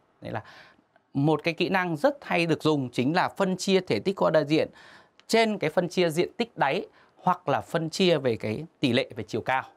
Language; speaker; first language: Vietnamese; native; Vietnamese